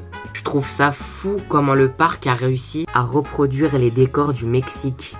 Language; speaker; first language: French; native; French